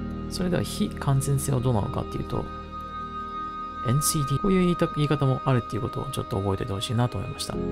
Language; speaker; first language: Japanese; native; Japanese